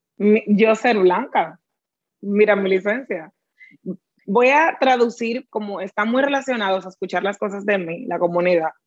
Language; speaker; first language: Spanish; native; Spanish